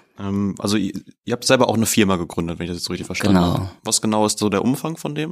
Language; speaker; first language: German; native; German